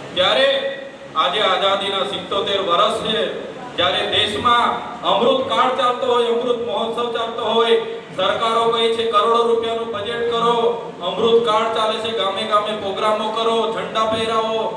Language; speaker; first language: Gujarati; non-native, local second language; Bhili